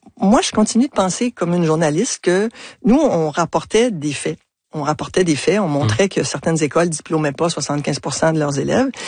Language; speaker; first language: French; native; French